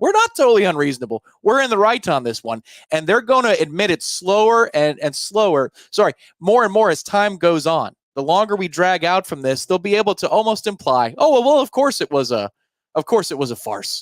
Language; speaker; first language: English; native; English